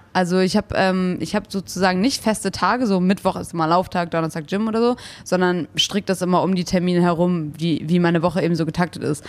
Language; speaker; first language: German; early bilingual, other home language; English